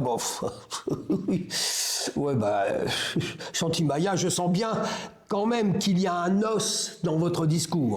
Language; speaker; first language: French; native; French